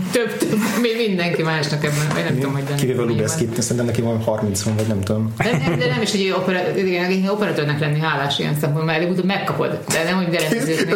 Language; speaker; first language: Hungarian; native; Hungarian